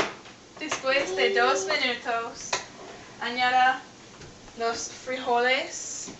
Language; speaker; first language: Spanish; non-native, learner; English